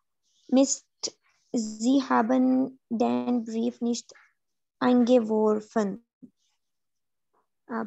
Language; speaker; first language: German; non-native, learner; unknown